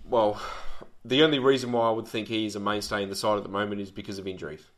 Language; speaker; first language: English; native; English